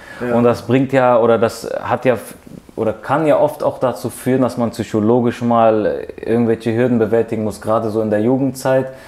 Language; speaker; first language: German; early bilingual, other home language; Kurdish